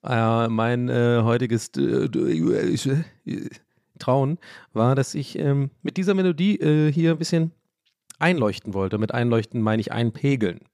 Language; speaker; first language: German; early bilingual, other home language; English